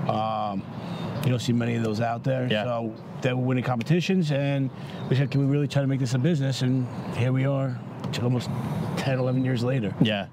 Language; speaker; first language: English; native; English